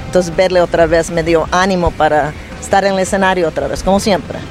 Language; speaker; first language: Spanish; early bilingual, heritage; Spanish